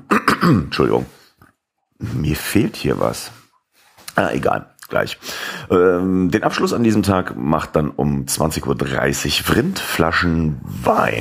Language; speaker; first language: German; native; German